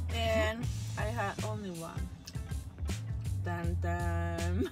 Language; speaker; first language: English; non-native, learner; Spanish